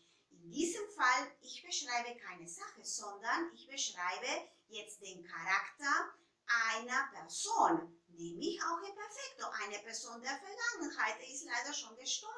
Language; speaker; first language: German; non-native, fluent; Spanish